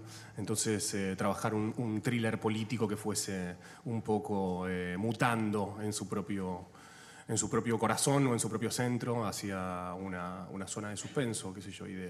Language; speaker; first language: Spanish; native; Spanish